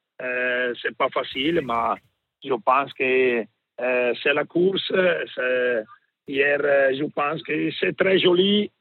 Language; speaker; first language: French; non-native, learner; Italian